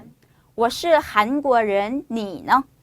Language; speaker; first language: Chinese; non-native, fluent; Korean